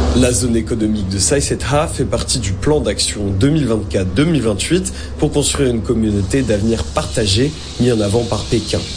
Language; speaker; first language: French; native; French